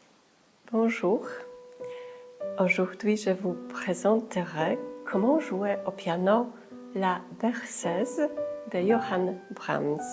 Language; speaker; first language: French; non-native, fluent; Polish